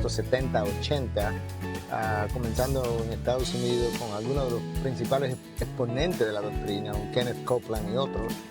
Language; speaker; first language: Spanish; native; Spanish